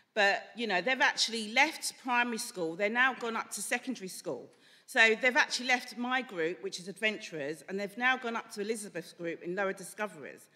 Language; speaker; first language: English; native; English